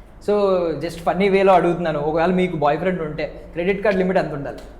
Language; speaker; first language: Telugu; native; Telugu